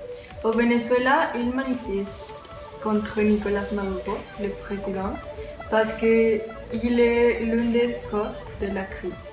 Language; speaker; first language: French; non-native, learner; Spanish